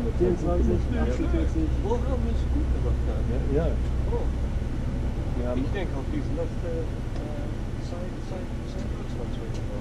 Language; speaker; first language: German; native; German